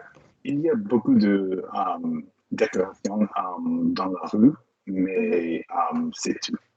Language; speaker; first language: French; non-native, learner; English